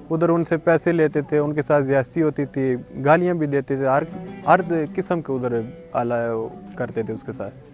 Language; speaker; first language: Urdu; early bilingual, other home language; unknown